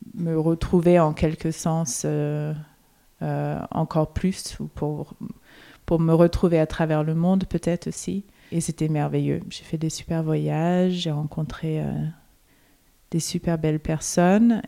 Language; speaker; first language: French; non-native, fluent; English